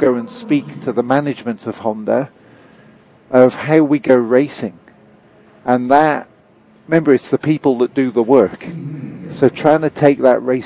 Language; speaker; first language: English; native; English